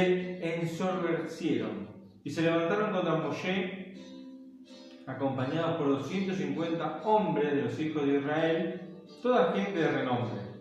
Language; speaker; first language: Spanish; native; Spanish